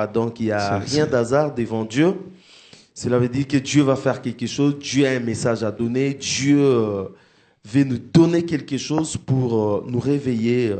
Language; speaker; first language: French; non-native, local second language; Lingala